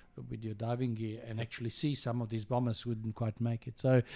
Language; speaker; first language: English; early bilingual, other home language; Croatian